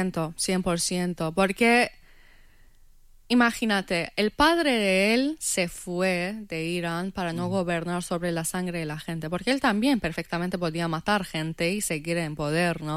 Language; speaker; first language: Spanish; non-native, fluent; Persian